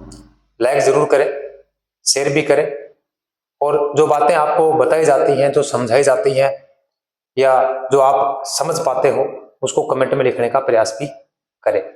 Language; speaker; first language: Hindi; native; Hindi